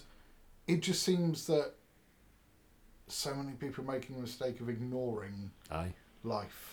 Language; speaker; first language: English; native; English